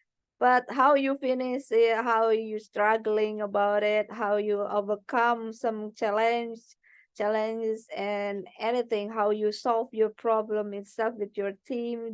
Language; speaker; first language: English; non-native, learner; Indonesian